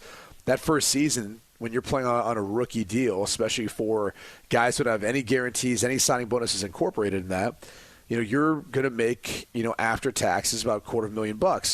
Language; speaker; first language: English; native; English